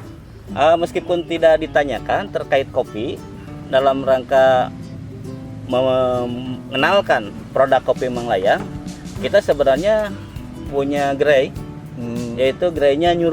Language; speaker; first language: Indonesian; non-native, local second language; Sundanese